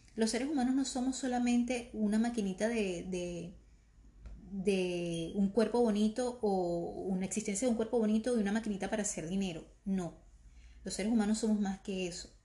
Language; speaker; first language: Spanish; native; Spanish